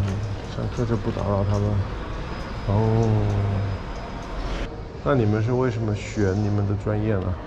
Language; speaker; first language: Chinese; non-native, fluent; English